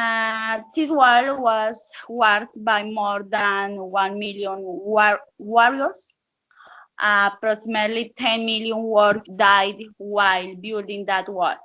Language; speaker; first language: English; non-native, learner; Spanish